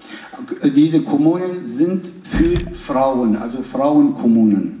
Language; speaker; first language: German; non-native, fluent; Arabic